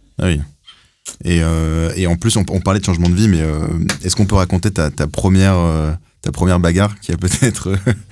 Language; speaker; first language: French; native; French